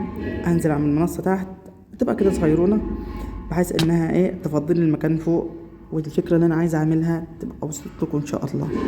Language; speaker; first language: Arabic; native; Arabic